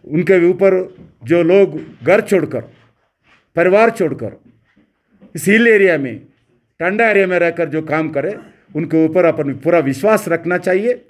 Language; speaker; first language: Hindi; non-native, local second language; Telugu